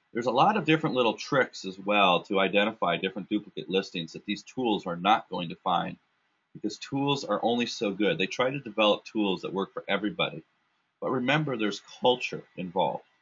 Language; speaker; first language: English; native; English